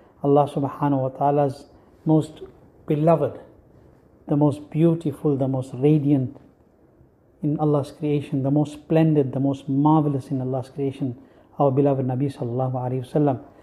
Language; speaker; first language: English; native; English